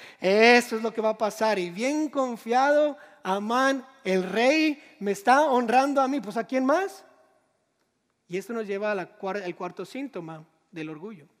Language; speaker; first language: Spanish; native; Spanish